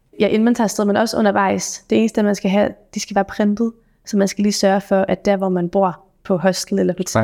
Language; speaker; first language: Danish; native; Danish